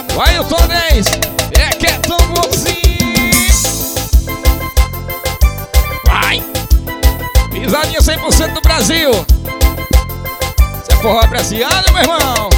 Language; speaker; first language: Portuguese; native; Portuguese